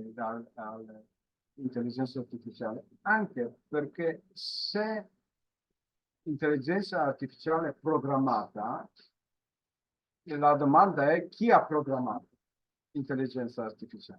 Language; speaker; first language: Italian; non-native, fluent; Polish